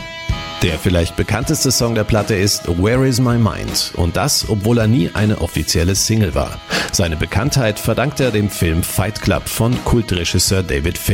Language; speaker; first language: German; native; German